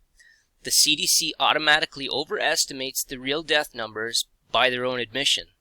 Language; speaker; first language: English; native; English